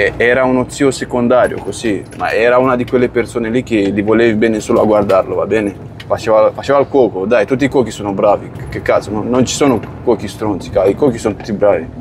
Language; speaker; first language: Italian; non-native, fluent; Romanian